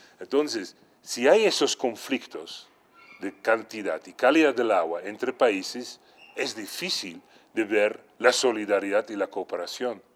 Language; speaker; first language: Spanish; non-native, fluent; Dutch